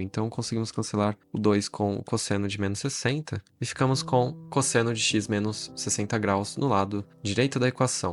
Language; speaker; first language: Portuguese; native; Portuguese